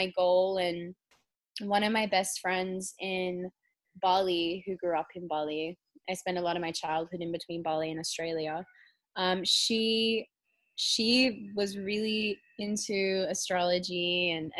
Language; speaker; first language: English; native; English